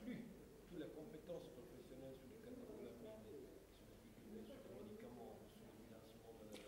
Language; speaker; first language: French; non-native, fluent; Italian